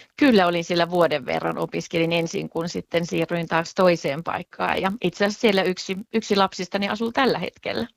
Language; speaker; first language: Finnish; native; Finnish